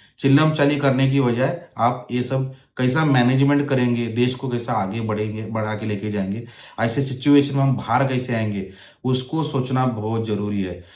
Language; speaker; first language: Hindi; non-native, local second language; Marathi